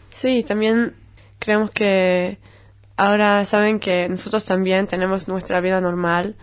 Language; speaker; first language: Spanish; non-native, fluent; Hebrew